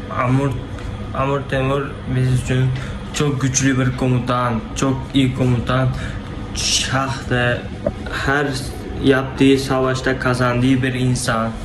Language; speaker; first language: Turkish; non-native, learner; Uzbek